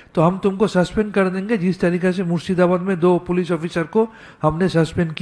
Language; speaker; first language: Hindi; non-native, local second language; Bangla